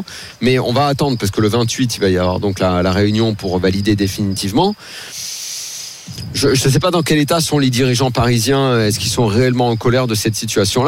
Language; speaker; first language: French; native; French